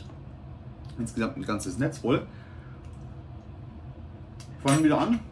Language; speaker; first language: German; native; German